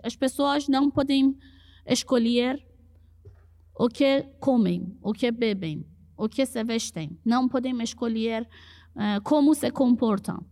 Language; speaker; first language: Portuguese; non-native, fluent; Persian